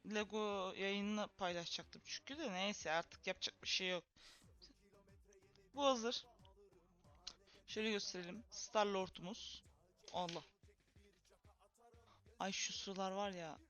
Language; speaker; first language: Turkish; native; Turkish